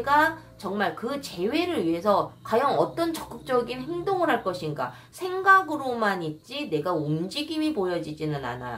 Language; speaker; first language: Korean; native; Korean